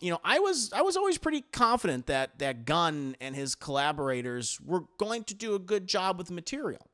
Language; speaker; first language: English; native; English